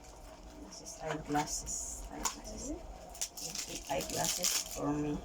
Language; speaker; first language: English; non-native, learner; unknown